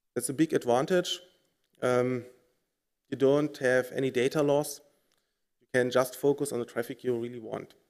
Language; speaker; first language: English; non-native, fluent; German